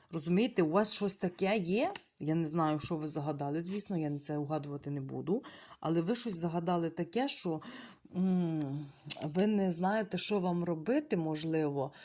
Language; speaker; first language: Ukrainian; non-native, local second language; Russian